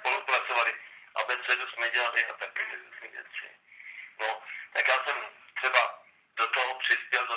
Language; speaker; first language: Czech; non-native, local second language; Romany